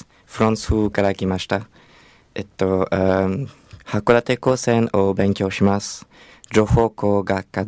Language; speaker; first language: Japanese; non-native, learner; French